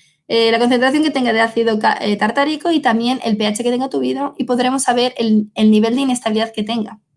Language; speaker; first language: Spanish; native; Spanish